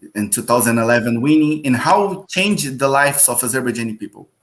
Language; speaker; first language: English; non-native, learner; Portuguese